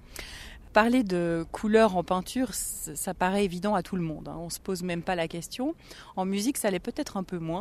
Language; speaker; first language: French; native; French